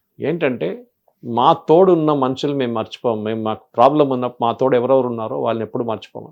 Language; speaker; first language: Telugu; non-native, local second language; Malayalam